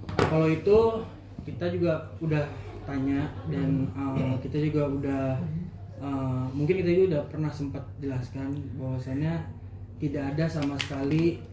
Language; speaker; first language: Indonesian; native; Indonesian